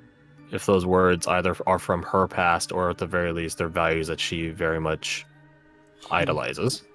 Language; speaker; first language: English; native; English